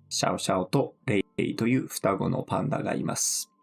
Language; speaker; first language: Japanese; non-native, fluent; English